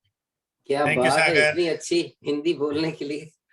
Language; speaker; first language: Hindi; native; Hindi